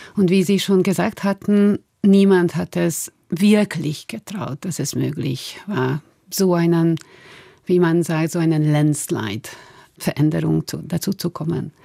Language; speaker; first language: German; non-native, fluent; Hungarian